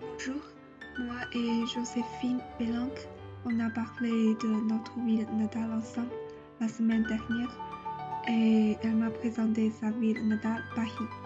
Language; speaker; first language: French; non-native, learner; Chinese